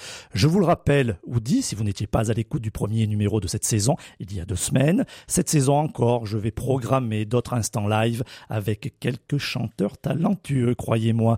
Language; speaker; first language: French; native; French